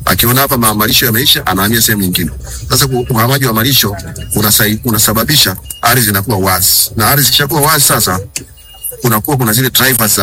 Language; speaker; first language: Swahili; native; Swahili